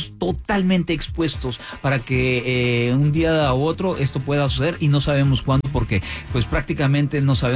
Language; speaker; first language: Spanish; native; Spanish